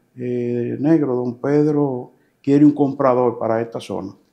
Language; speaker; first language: Spanish; native; Spanish